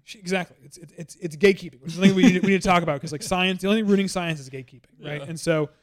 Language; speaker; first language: English; native; English